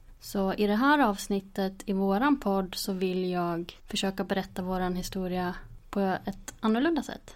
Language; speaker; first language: Swedish; native; Swedish